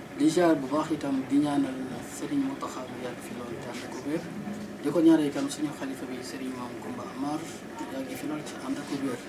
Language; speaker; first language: Wolof; native; Wolof